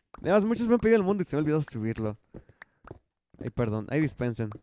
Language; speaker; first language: Spanish; native; Spanish